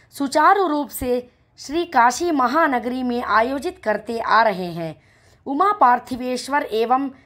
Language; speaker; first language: Hindi; non-native, local second language; Telugu